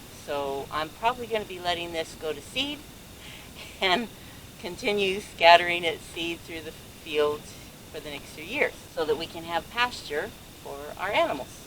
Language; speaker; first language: English; native; English